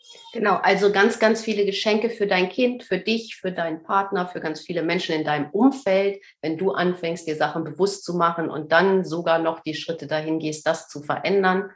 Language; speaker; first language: German; native; German